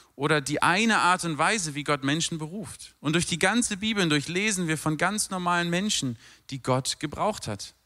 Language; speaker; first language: German; native; German